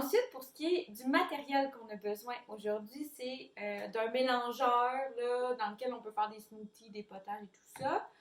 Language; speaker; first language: French; native; French